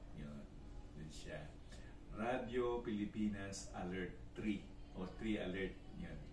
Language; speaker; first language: Filipino; native; Filipino